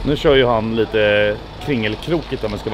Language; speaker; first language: Swedish; native; Swedish